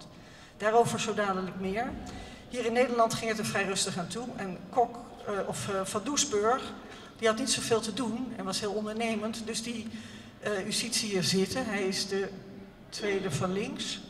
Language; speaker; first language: Dutch; native; Dutch